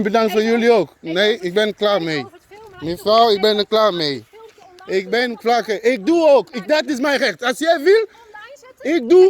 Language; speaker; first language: Dutch; non-native, learner; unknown